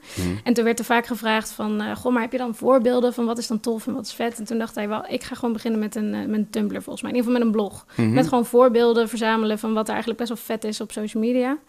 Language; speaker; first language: Dutch; native; Dutch